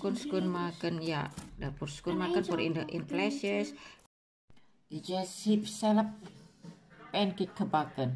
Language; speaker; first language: Dutch; non-native, learner; Indonesian